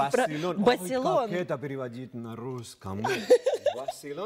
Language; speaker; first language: Russian; non-native, learner; Spanish